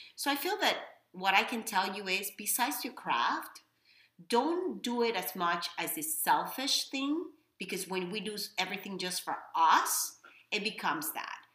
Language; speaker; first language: English; non-native, fluent; Spanish